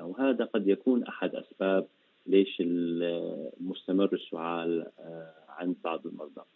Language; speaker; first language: Arabic; native; Arabic